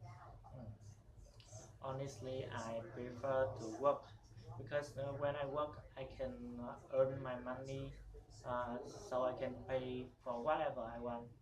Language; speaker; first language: English; non-native, learner; Vietnamese